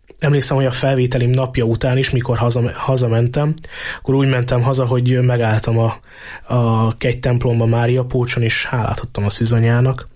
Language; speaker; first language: Hungarian; native; Hungarian